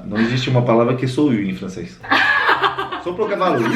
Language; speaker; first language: Portuguese; non-native, fluent; French